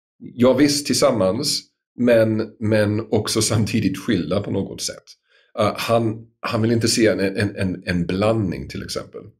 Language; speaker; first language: Swedish; non-native, fluent; English